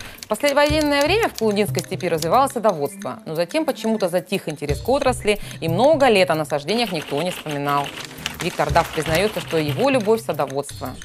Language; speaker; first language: Russian; native; Russian